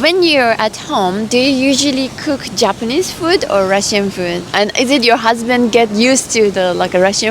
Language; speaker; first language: English; non-native, fluent; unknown